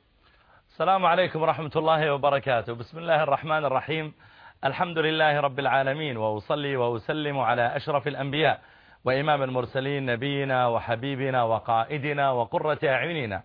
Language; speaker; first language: Arabic; native; Arabic